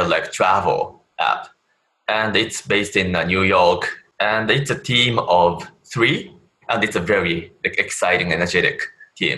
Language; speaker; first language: English; non-native, fluent; Japanese